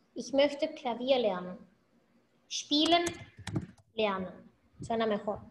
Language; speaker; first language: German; non-native, fluent; Spanish